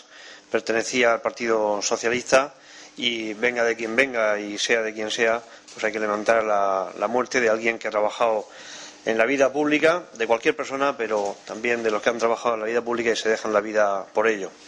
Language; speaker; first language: Spanish; native; Spanish